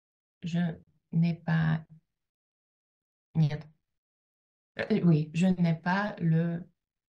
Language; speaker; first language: French; non-native, learner; Russian